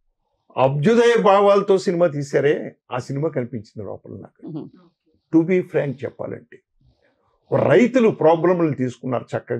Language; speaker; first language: Telugu; native; Telugu